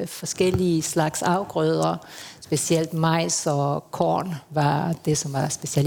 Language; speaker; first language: Danish; non-native, fluent; Spanish